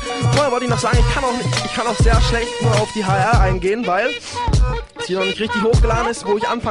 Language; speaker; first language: German; native; German